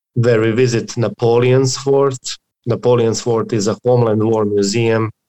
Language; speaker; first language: English; non-native, fluent; Croatian